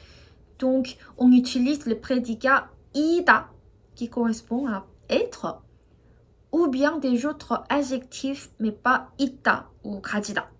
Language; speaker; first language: French; non-native, fluent; Korean